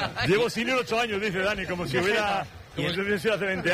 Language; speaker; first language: Spanish; native; Spanish